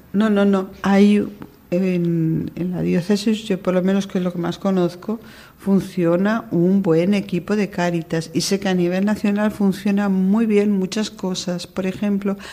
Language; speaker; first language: Spanish; native; Spanish